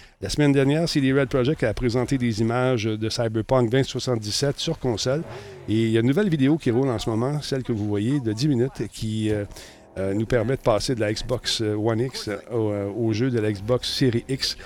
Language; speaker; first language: French; native; French